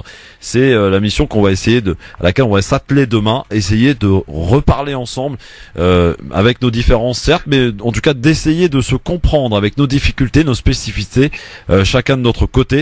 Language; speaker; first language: French; native; French